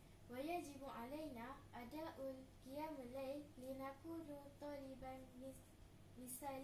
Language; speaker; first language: Arabic; non-native, learner; Indonesian